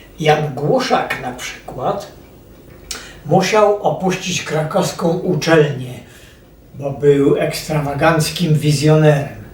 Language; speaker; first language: Polish; native; Polish